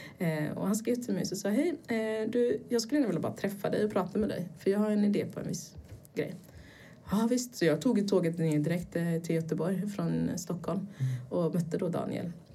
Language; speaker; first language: Swedish; early bilingual, other home language; Portuguese